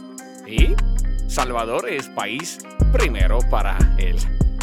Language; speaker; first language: Spanish; non-native, learner; Russian